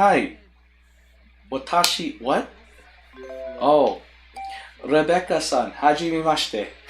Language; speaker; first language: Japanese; non-native, learner; English